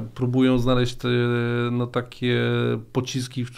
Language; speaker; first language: Polish; native; Polish